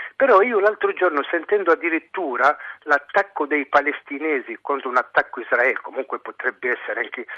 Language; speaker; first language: Italian; non-native, fluent; Arabic